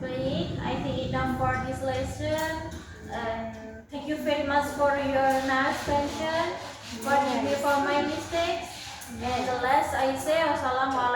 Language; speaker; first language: English; non-native, learner; Indonesian